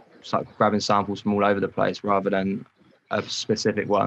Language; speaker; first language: English; native; English